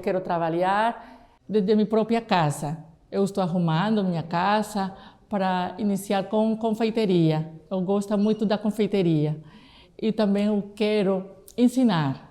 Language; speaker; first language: Portuguese; non-native, fluent; Spanish